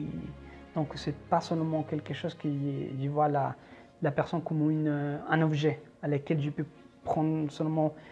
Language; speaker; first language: French; non-native, fluent; Spanish